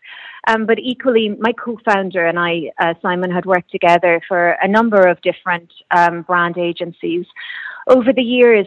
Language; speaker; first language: English; native; English